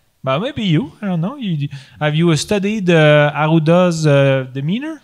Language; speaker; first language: English; non-native, fluent; French